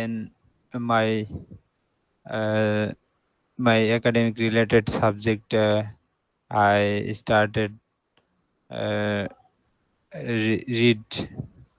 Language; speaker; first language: English; non-native, learner; Bangla